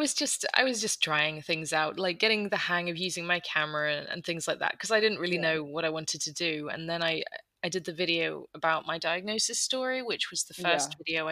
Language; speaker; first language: English; native; English